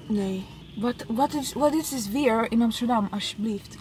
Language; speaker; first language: Dutch; non-native, learner; Italian